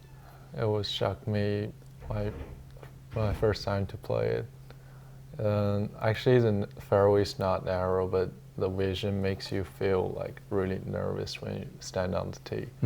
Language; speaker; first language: English; non-native, learner; Chinese